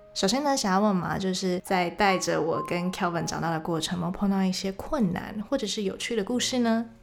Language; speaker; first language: Chinese; early bilingual, heritage; Chinese